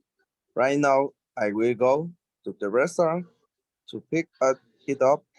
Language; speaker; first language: English; non-native, learner; Spanish